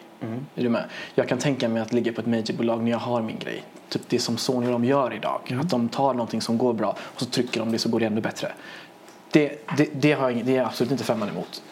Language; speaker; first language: Swedish; early bilingual, other home language; Persian